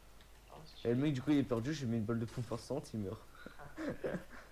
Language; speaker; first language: French; native; French